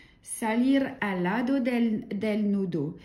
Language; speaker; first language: Spanish; non-native, learner; French